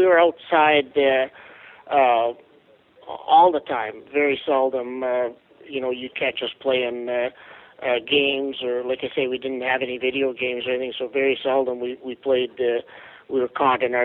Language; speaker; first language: English; native; English